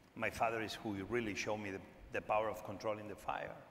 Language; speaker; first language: English; non-native, fluent; Spanish